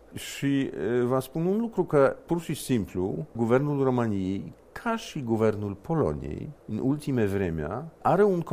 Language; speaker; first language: Romanian; non-native, fluent; Polish